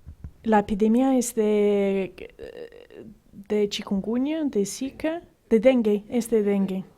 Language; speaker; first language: Spanish; non-native, fluent; English